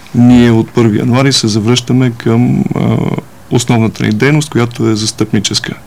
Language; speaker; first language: Bulgarian; native; Bulgarian